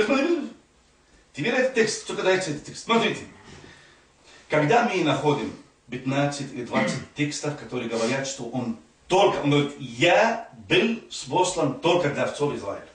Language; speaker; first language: Russian; non-native, fluent; Arabic